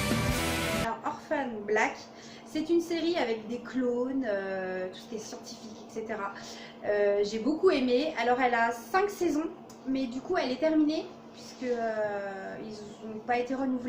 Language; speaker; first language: French; native; French